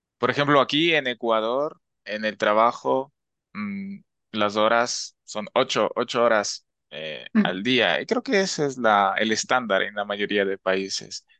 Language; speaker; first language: Spanish; native; Spanish